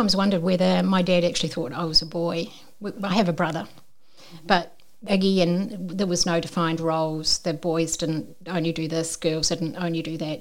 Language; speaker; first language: English; native; English